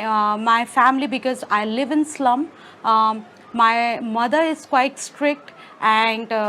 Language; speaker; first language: English; non-native, local second language; Hindi